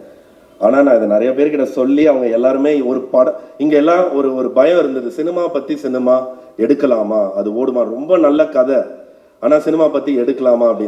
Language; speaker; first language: Tamil; native; Tamil